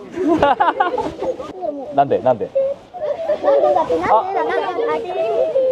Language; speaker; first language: Japanese; non-native, learner; Korean